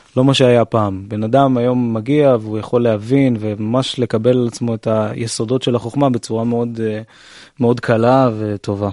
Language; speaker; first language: Hebrew; native; Hebrew